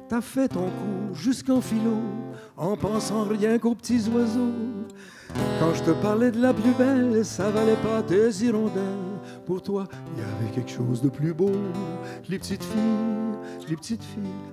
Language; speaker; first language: French; native; French